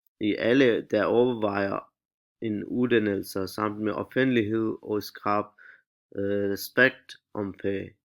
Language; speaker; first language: Danish; non-native, learner; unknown